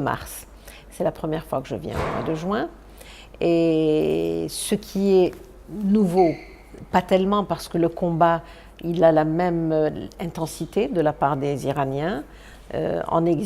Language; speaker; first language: French; non-native, local second language; Arabic